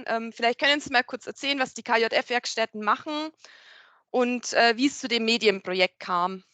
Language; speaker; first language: German; native; German